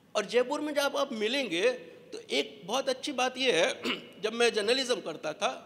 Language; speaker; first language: Hindi; native; Hindi